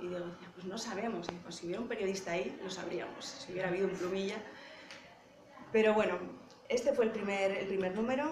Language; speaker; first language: Spanish; native; Spanish